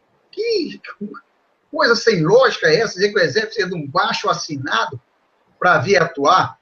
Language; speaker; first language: Portuguese; native; Portuguese